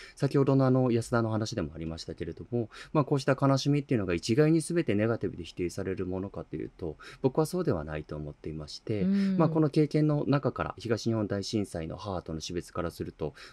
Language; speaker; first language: Japanese; native; Japanese